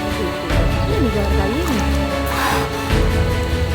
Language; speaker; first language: Italian; native; Italian